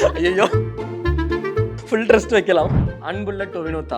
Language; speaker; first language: Tamil; native; Tamil